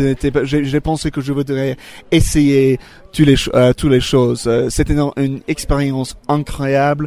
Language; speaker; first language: French; non-native, learner; English